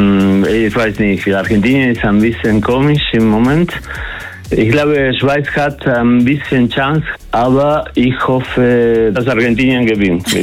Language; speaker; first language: German; non-native, fluent; Spanish